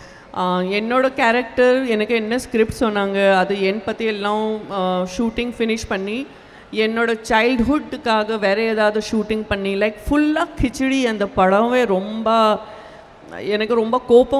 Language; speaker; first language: Tamil; non-native, local second language; Gujarati